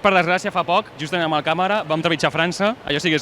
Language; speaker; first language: Catalan; native; Catalan